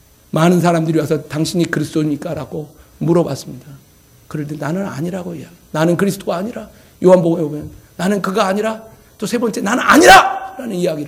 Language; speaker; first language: Korean; native; Korean